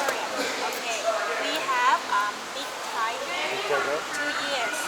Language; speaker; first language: English; non-native, learner; Thai